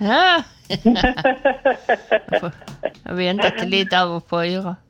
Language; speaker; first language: Swedish; native; Swedish